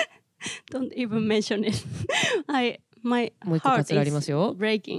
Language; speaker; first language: English; non-native, learner; Japanese